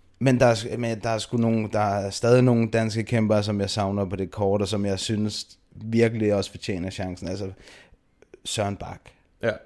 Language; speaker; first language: Danish; native; Danish